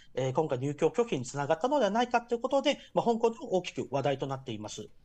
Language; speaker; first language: Japanese; early bilingual, heritage; Japanese